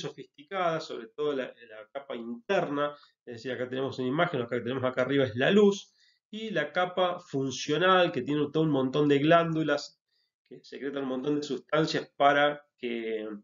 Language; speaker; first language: Spanish; native; Spanish